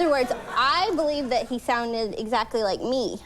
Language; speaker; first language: English; native; English